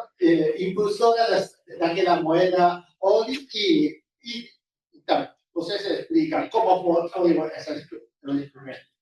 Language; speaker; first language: Portuguese; non-native, fluent; Japanese